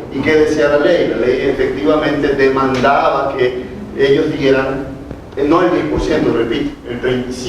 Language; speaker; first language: Spanish; native; Spanish